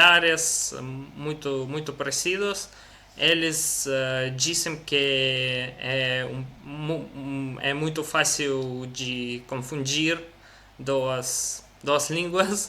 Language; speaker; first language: Portuguese; non-native, learner; Russian